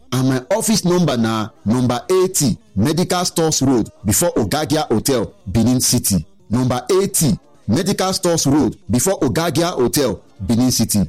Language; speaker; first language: Nigerian Pidgin; non-native, local second language; Yoruba